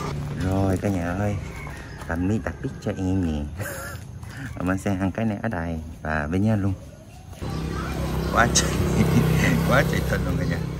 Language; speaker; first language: Vietnamese; non-native, learner; Korean